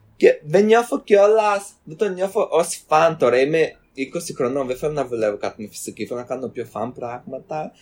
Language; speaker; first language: Greek; early bilingual, other home language; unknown